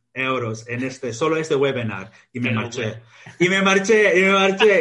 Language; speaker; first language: Spanish; non-native, fluent; English